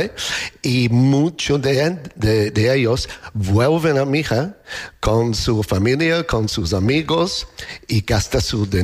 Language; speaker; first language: Spanish; non-native, fluent; English